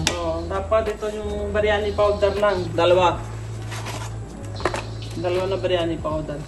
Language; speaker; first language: Filipino; non-native, learner; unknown